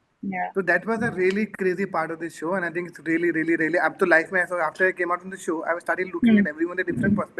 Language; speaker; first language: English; non-native, local second language; Hindi